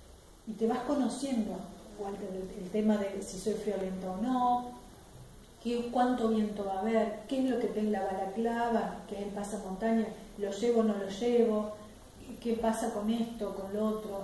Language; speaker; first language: Spanish; native; Spanish